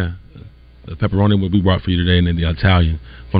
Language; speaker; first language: English; native; English